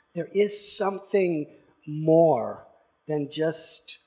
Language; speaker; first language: English; native; English